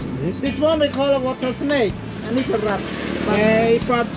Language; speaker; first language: English; non-native, learner; Khmer